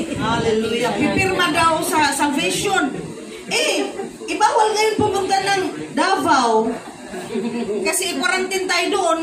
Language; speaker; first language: Filipino; non-native, local second language; Cebuano